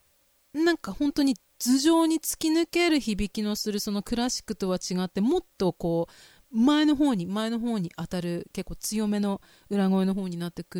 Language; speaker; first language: Japanese; native; Japanese